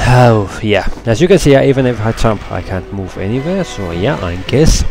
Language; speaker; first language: English; non-native, fluent; Finnish